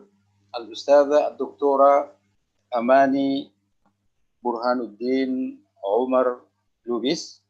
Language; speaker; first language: Arabic; non-native, local second language; Indonesian